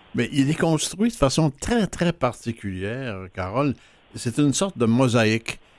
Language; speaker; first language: French; native; French